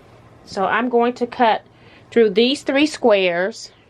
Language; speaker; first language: English; native; English